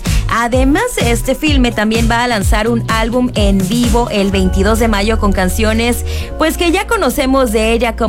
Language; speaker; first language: Spanish; native; Spanish